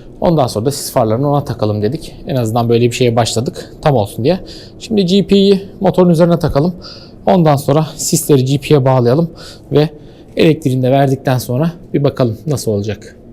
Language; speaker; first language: Turkish; native; Turkish